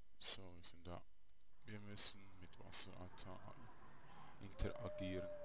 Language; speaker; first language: German; native; German